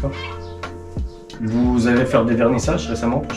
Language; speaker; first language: French; native; French